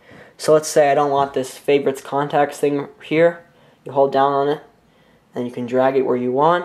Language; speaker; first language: English; native; English